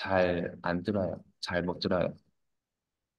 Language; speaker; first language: Korean; non-native, fluent; Vietnamese